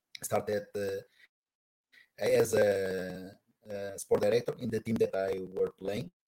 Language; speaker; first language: English; non-native, learner; Portuguese